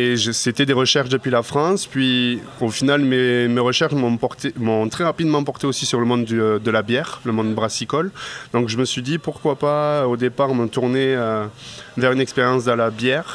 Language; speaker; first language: French; native; French